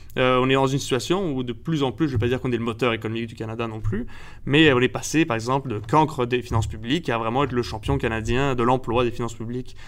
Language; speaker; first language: French; early bilingual, other home language; Spanish